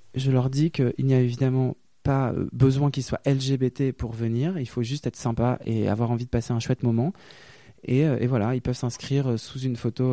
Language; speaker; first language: French; native; French